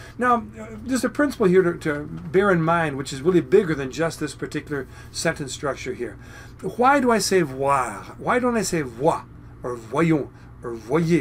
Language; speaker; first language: English; native; English